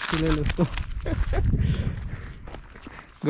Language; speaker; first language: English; non-native, local second language; Hindi